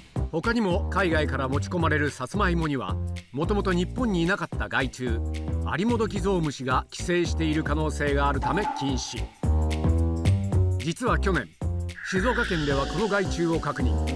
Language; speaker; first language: Japanese; native; Japanese